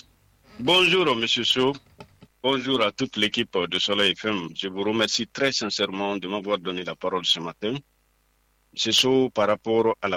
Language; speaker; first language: French; non-native, local second language; Fula